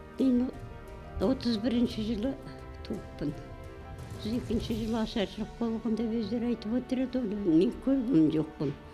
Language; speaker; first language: Kazakh; native; Kazakh